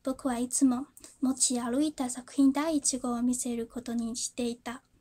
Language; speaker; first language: Japanese; non-native, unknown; Chinese